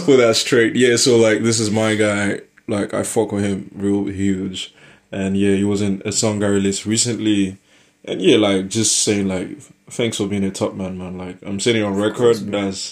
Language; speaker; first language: English; non-native, local second language; Yoruba